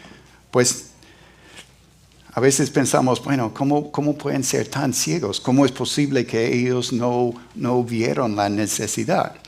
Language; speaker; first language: Spanish; non-native, fluent; English